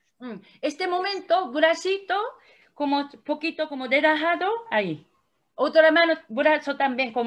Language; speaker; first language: Spanish; non-native, learner; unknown